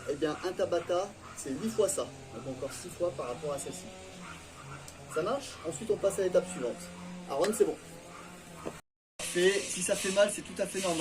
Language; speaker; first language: French; native; French